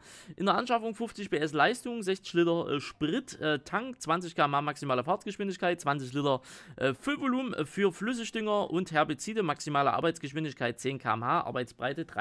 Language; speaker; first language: German; native; German